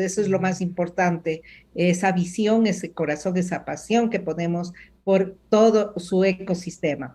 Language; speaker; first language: Spanish; native; Spanish